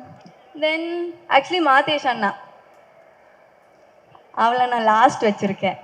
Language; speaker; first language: Tamil; non-native, fluent; Malayalam